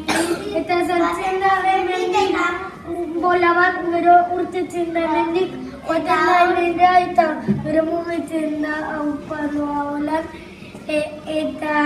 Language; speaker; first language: Basque; non-native, local second language; Spanish